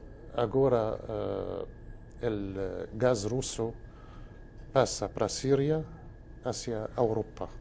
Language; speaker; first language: Portuguese; non-native, fluent; Spanish